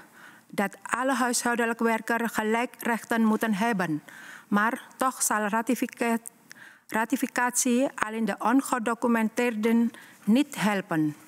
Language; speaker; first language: Dutch; non-native, learner; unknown